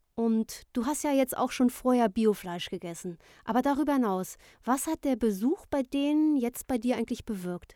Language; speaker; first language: German; native; German